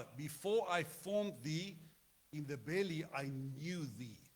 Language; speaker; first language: English; non-native, local second language; Afrikaans